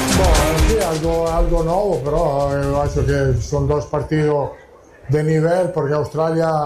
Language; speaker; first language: Portuguese; non-native, fluent; Italian